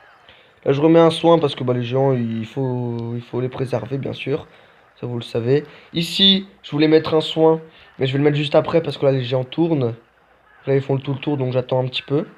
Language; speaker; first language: French; native; French